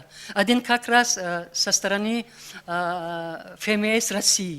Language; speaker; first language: Russian; non-native, local second language; Tajik